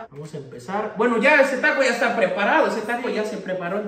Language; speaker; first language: Spanish; native; Spanish